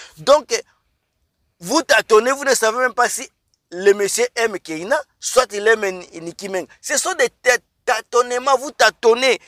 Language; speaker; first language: French; non-native, local second language; Lingala